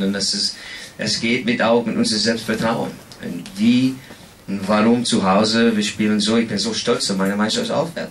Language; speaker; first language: German; non-native, fluent; English